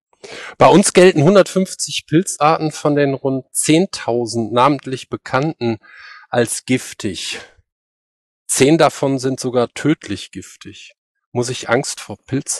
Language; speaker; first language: German; native; German